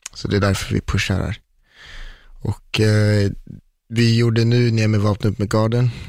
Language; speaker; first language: Swedish; early bilingual, other home language; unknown